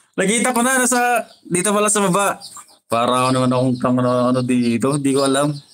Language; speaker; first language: Filipino; non-native, local second language; Iloko